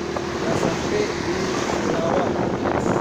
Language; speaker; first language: Indonesian; non-native, local second language; Achinese